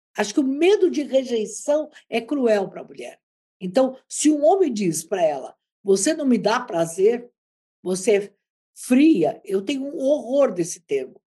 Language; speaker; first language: Portuguese; native; Portuguese